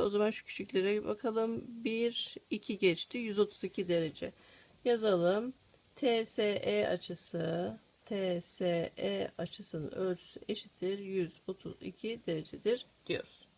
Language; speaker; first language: Turkish; native; Turkish